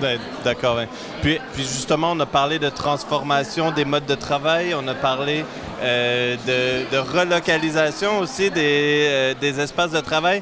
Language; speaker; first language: French; native; French